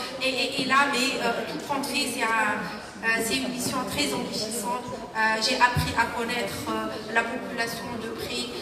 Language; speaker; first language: French; non-native, local second language; Arabic